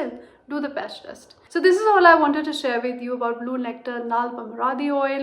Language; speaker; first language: English; non-native, local second language; Hindi